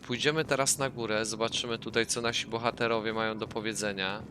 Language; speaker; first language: Polish; native; Polish